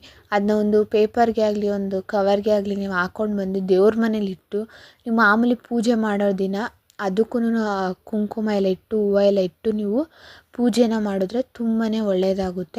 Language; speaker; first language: Kannada; native; Kannada